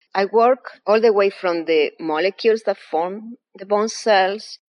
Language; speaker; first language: English; non-native, fluent; Spanish